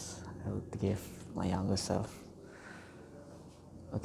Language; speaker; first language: English; non-native, learner; Indonesian